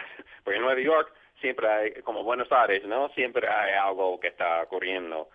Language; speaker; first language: Spanish; non-native, fluent; English